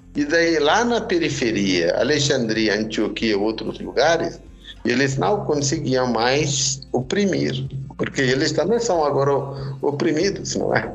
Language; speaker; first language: Portuguese; non-native, fluent; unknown